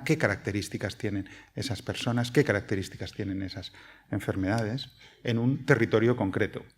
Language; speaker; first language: Spanish; native; Spanish